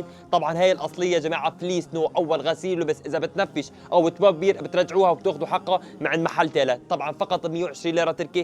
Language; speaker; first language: Arabic; native; Arabic